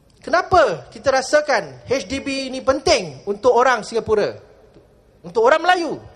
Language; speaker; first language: Malay; native; Malay